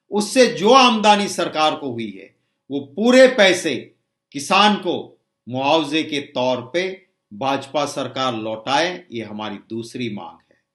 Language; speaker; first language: Hindi; non-native, local second language; Gujarati